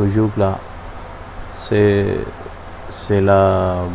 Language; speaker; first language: French; non-native, learner; Hindi